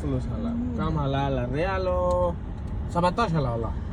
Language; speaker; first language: Arabic; non-native, learner; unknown